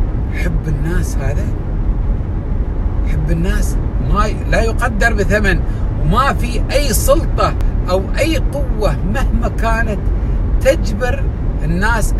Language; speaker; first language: Arabic; native; Arabic